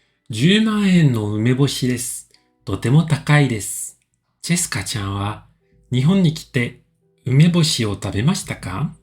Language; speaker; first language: Japanese; non-native, fluent; French